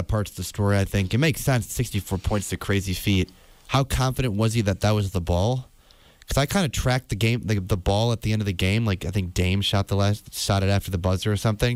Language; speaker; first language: English; native; English